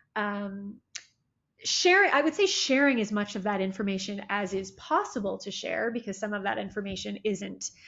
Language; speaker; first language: English; native; English